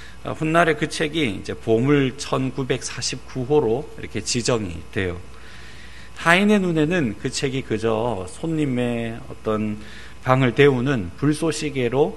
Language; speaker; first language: Korean; native; Korean